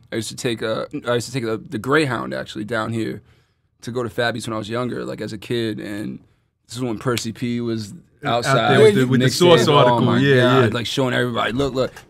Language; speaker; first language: English; native; English